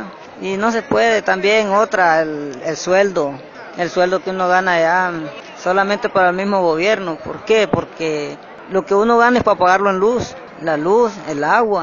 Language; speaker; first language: Spanish; native; Spanish